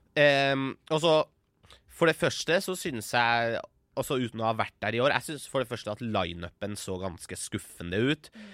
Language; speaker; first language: Norwegian; early bilingual, other home language; Persian